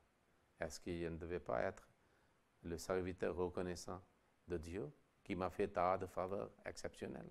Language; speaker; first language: French; non-native, local second language; Wolof